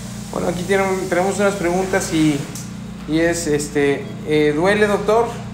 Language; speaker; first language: Spanish; native; Spanish